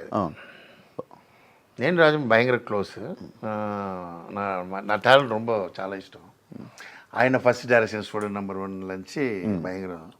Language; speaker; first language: Telugu; non-native, local second language; Tamil